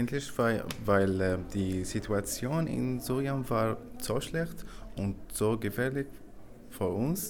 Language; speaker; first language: German; non-native, learner; Arabic